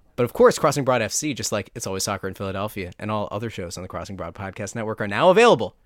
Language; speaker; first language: English; native; English